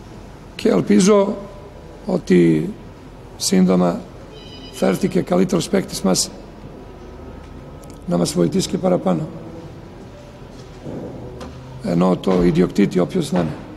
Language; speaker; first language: Greek; non-native, fluent; Serbian